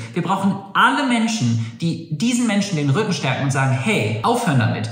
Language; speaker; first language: German; early bilingual, other home language; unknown